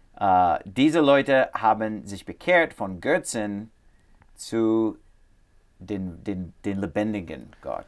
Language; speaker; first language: German; non-native, learner; English